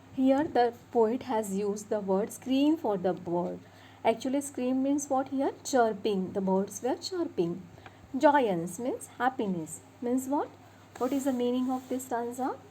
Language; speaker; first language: English; non-native, local second language; Marathi